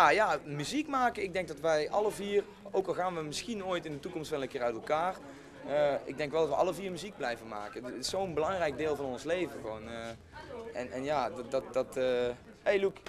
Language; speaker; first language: Dutch; native; Dutch